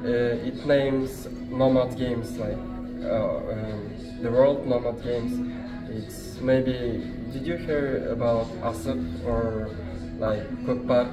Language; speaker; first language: English; non-native, learner; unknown